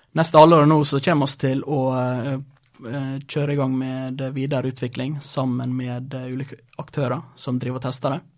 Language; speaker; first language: Norwegian; early bilingual, other home language; Swedish